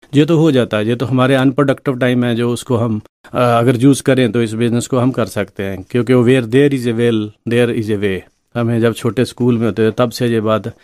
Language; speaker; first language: Hindi; non-native, local second language; Punjabi